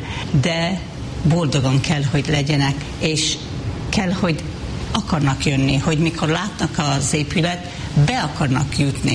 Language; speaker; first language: Hungarian; non-native, fluent; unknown